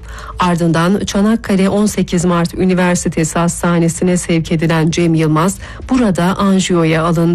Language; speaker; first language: Turkish; native; Turkish